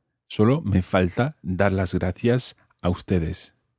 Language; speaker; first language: Spanish; non-native, fluent; English